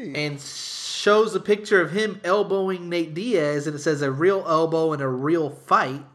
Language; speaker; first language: English; native; English